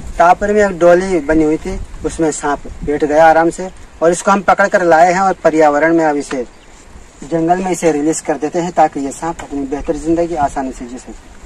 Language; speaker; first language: Hindi; native; Hindi